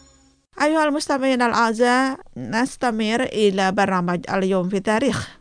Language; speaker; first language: Arabic; non-native, fluent; Indonesian